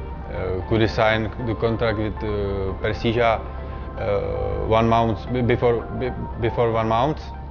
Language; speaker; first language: English; non-native, learner; Czech